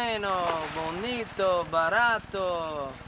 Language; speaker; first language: Spanish; non-native, learner; English